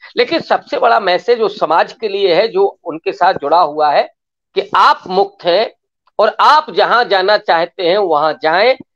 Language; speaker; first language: Hindi; native; Hindi